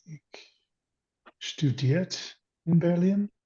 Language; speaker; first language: German; non-native, learner; English